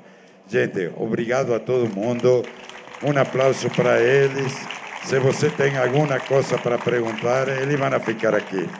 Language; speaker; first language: Portuguese; non-native, fluent; Spanish